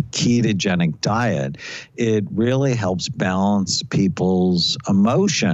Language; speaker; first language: English; native; English